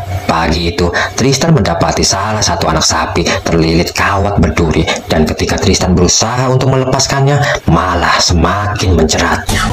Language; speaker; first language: Indonesian; native; Indonesian